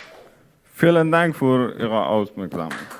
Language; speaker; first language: German; non-native, learner; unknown